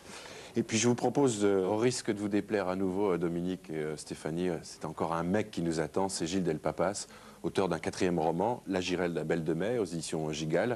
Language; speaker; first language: French; native; French